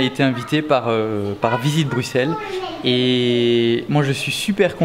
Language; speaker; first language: French; native; French